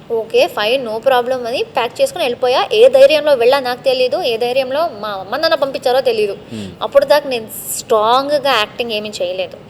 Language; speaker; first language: Telugu; non-native, local second language; Tamil